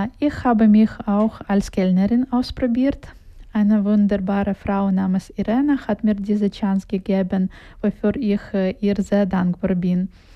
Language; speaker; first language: German; non-native, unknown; Russian